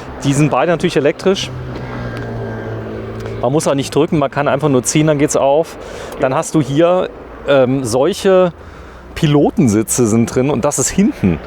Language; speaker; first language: German; native; German